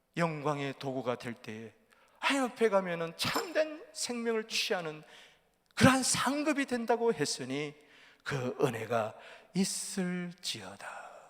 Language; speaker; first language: Korean; native; Korean